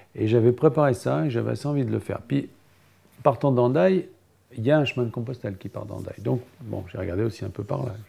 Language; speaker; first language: French; native; French